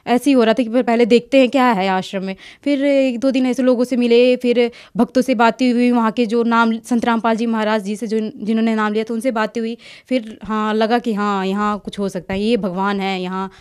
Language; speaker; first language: Hindi; native; Hindi